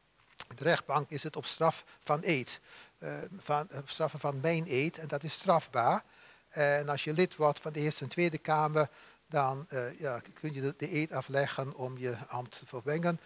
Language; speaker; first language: Dutch; native; Dutch